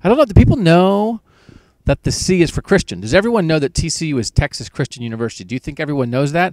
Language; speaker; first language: English; native; English